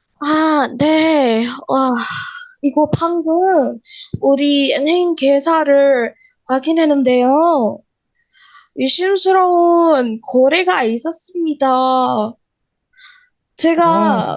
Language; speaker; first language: Korean; non-native, learner; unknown